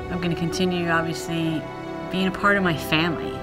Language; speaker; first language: English; native; English